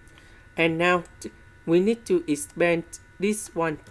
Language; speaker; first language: English; non-native, fluent; Vietnamese